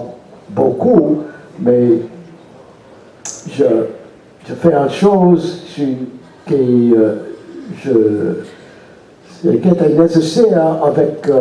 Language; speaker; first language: French; non-native, learner; English